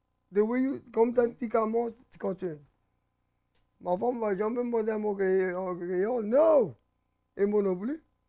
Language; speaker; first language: French; early bilingual, heritage; French